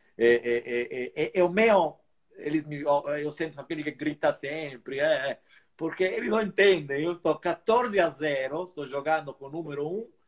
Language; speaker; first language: Portuguese; non-native, fluent; Italian